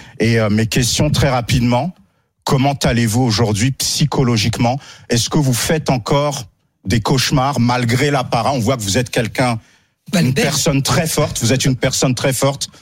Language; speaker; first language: French; native; French